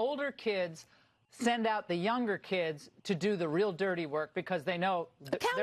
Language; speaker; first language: English; native; English